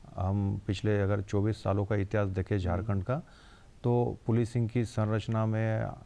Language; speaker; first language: Hindi; non-native, local second language; Marathi